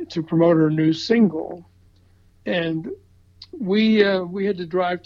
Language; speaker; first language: English; native; English